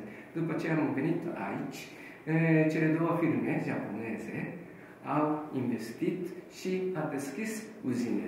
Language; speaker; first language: Romanian; non-native, learner; Japanese